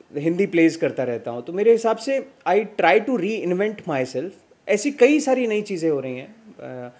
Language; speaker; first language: Hindi; native; Hindi